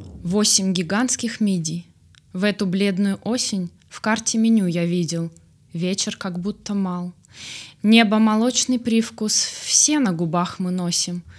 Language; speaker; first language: Russian; native; Russian